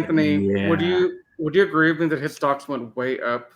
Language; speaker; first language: English; native; English